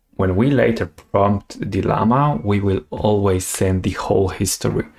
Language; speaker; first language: English; non-native, fluent; Polish